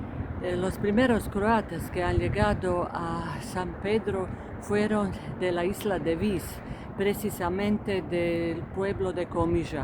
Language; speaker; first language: Spanish; non-native, fluent; Croatian